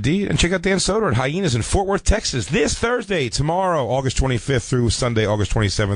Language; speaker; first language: English; native; English